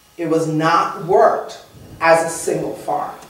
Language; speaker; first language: English; native; English